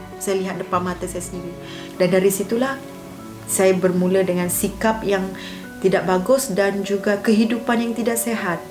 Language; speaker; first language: Malay; non-native, local second language; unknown